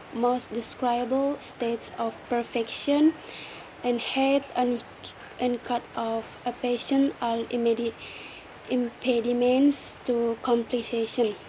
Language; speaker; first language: English; non-native, learner; Indonesian